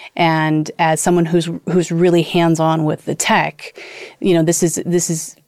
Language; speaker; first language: English; native; English